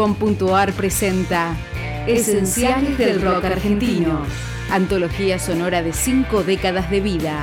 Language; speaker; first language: Spanish; native; Spanish